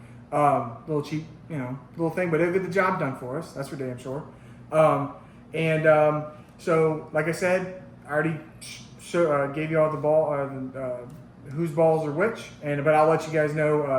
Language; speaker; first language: English; native; English